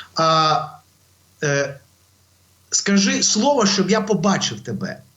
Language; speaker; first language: Ukrainian; non-native, local second language; Russian